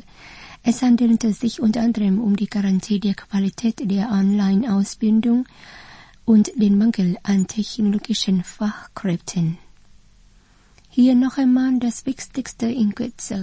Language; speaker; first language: German; non-native, fluent; Vietnamese